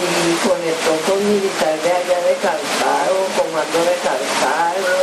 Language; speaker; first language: Spanish; early bilingual, other home language; Japanese